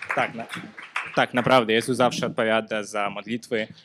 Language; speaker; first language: Polish; non-native, learner; Russian